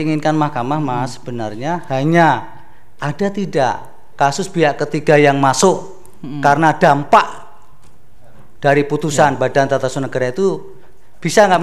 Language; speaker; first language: Indonesian; native; Indonesian